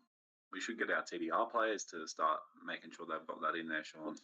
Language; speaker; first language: English; native; English